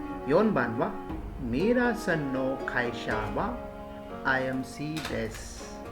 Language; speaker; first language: Japanese; non-native, fluent; Hindi